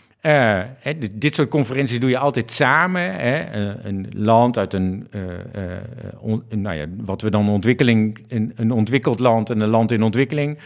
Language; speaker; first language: Dutch; native; Dutch